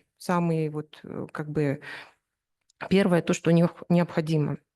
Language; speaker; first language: Russian; native; Russian